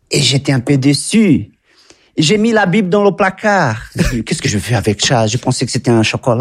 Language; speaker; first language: French; non-native, fluent; Portuguese